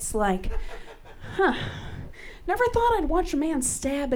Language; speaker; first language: English; native; English